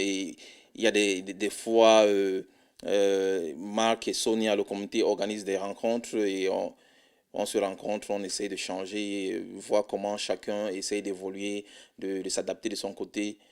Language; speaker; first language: French; non-native, fluent; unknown